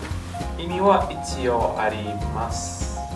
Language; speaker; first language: Japanese; non-native, fluent; English